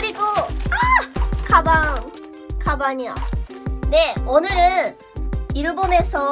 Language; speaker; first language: Korean; non-native, learner; Japanese